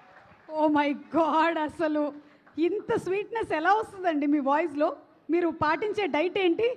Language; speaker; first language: Telugu; native; Telugu